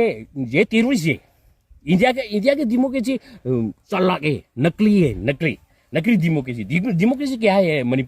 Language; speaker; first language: Hindi; non-native, local second language; Manipuri